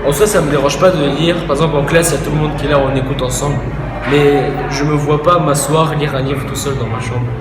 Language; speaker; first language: French; native; French